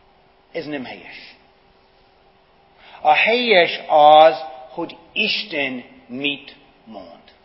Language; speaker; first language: Hungarian; non-native, fluent; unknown